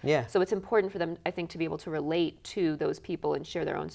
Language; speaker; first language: English; native; English